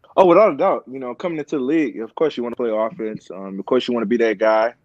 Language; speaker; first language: English; native; English